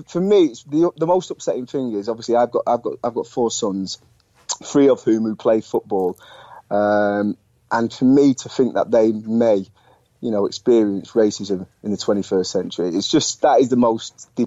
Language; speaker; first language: English; native; English